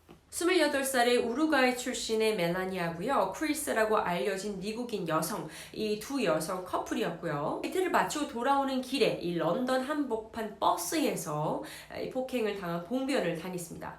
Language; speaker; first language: Korean; native; Korean